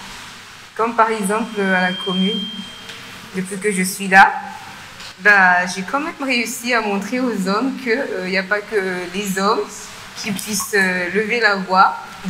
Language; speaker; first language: French; non-native, local second language; Malagasy